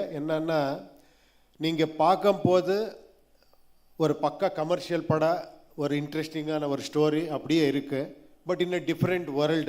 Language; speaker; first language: Tamil; non-native, learner; Kannada